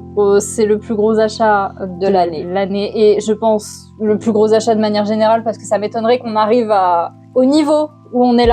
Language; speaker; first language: French; native; French